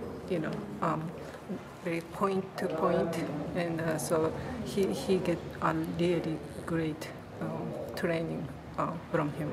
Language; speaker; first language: English; non-native, fluent; Japanese